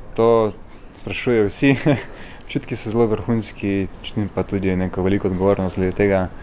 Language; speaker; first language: Slovenian; non-native, fluent; Ukrainian